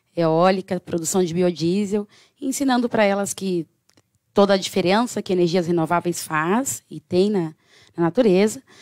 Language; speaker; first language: Portuguese; native; Portuguese